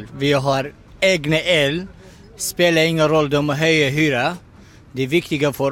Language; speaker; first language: Swedish; non-native, learner; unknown